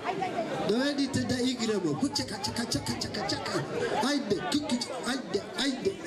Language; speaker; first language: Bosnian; non-native, fluent; Swahili